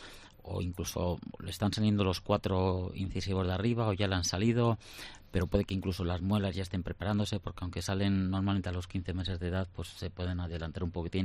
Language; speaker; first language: Spanish; native; Spanish